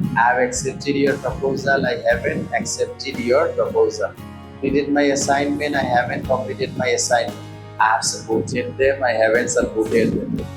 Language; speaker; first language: English; non-native, local second language; Sylheti